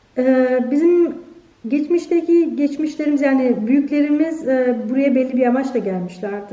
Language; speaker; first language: Turkish; early bilingual, heritage; Turkish